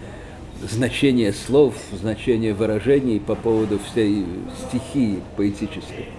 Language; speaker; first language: Russian; native; Russian